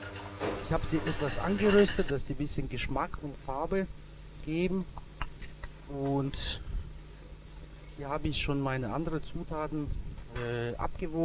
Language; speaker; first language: German; native; German